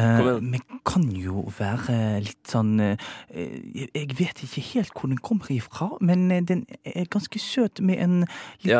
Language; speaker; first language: Norwegian; native; Norwegian